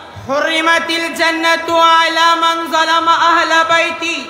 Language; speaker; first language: Arabic; non-native, learner; Bangla